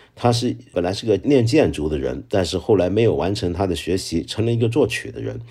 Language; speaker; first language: Chinese; non-native, local second language; Cantonese